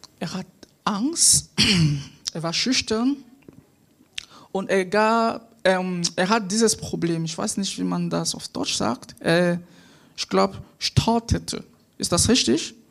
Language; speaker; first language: German; non-native, fluent; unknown